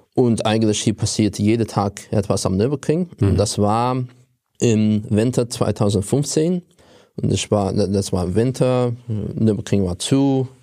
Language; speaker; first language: German; non-native, fluent; Russian